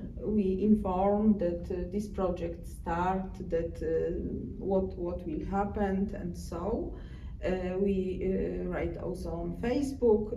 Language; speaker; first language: English; non-native, learner; Polish